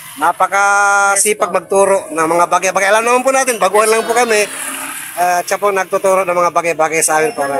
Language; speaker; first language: Filipino; native; Filipino